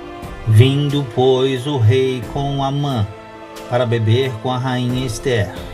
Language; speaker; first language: Portuguese; native; Portuguese